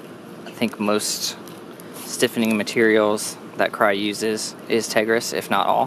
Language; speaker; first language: English; native; English